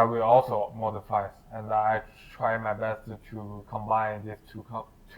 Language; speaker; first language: English; non-native, learner; Chinese